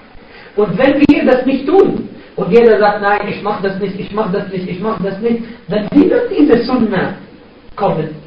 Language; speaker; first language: German; non-native, fluent; Arabic